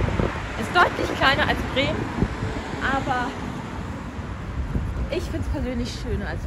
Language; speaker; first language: German; native; German